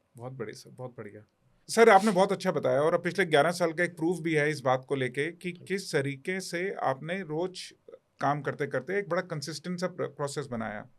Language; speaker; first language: Hindi; native; Hindi